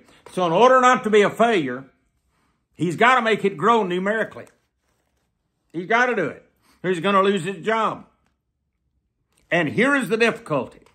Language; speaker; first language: English; native; English